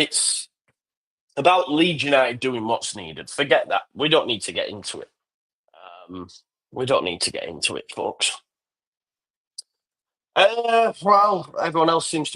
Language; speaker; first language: English; native; English